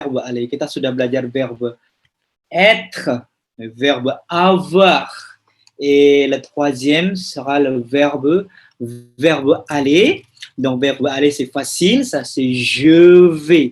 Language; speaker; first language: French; non-native, fluent; Indonesian